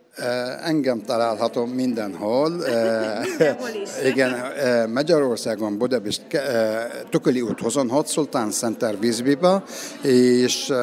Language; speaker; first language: Hungarian; non-native, learner; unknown